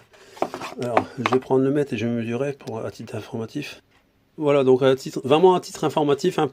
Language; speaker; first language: French; native; French